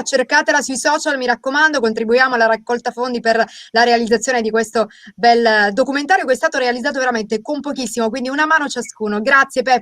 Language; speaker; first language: Italian; native; Italian